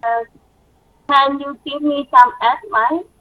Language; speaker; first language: English; non-native, learner; Thai